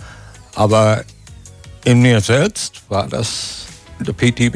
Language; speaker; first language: German; non-native, fluent; English